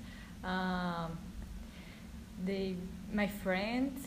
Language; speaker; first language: English; non-native, learner; Portuguese